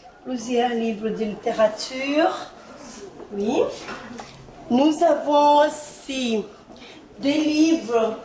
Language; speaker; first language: French; non-native, fluent; Portuguese